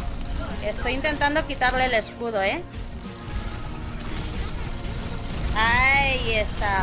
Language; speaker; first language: Spanish; native; Spanish